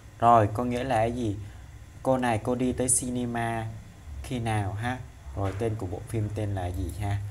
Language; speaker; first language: Vietnamese; non-native, local second language; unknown